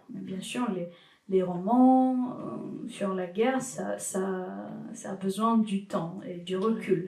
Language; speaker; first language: French; non-native, fluent; Ukrainian